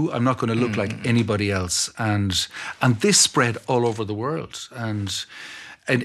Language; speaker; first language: English; non-native, local second language; Irish